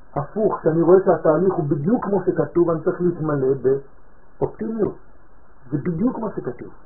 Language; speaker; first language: Hebrew; non-native, fluent; French